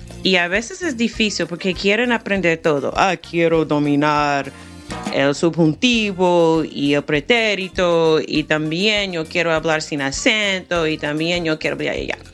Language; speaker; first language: Spanish; non-native, fluent; English